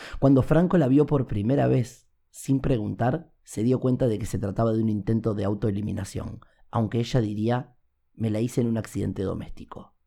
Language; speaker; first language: Spanish; native; Spanish